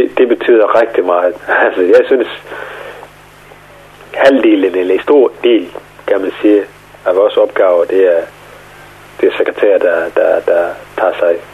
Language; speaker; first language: Danish; non-native, fluent; Somali